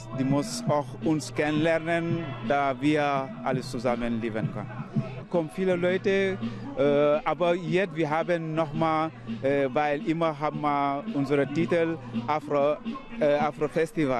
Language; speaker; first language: German; non-native, learner; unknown